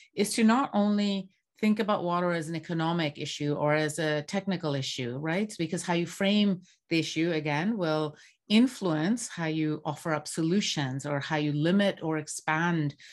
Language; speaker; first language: English; non-native, local second language; Bangla